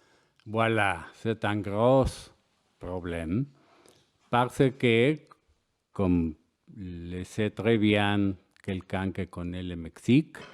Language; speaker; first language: French; non-native, learner; Spanish